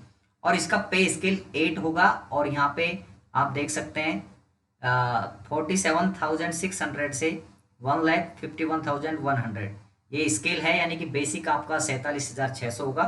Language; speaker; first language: Hindi; native; Hindi